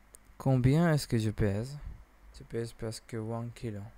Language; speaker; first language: French; non-native, learner; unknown